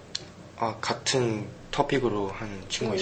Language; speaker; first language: Korean; early bilingual, heritage; Korean